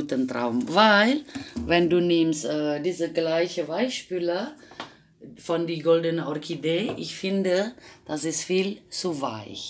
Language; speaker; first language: German; non-native, fluent; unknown